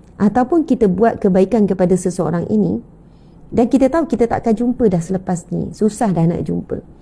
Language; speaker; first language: Malay; native; Malay